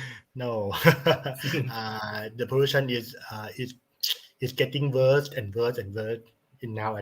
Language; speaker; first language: English; non-native, learner; Thai